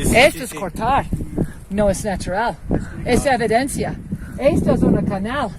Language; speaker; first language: Spanish; non-native, learner; English